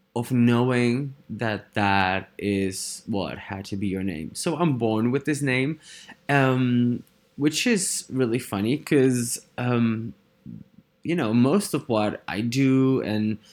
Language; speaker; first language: English; non-native, fluent; Dutch